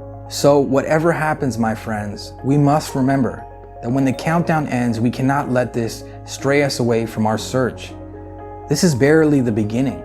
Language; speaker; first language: English; native; English